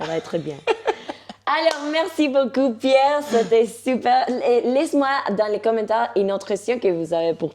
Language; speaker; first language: French; non-native, fluent; Spanish